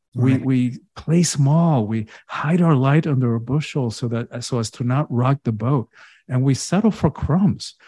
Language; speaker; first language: English; early bilingual, other home language; Spanish